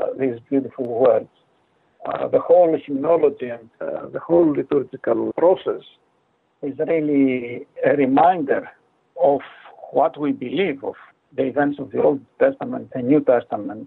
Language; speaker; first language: English; non-native, fluent; Greek